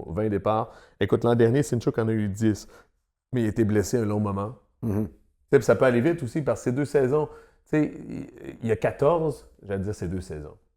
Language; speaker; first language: French; native; French